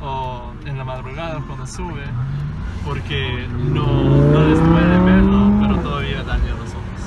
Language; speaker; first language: Spanish; non-native, fluent; English